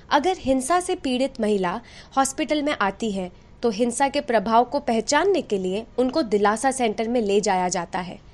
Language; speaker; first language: Hindi; native; Hindi